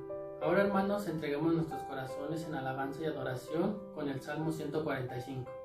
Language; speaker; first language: Spanish; native; Spanish